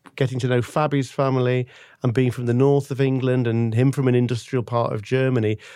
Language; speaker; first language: English; native; English